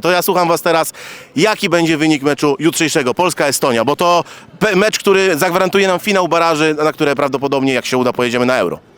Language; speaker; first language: Polish; native; Polish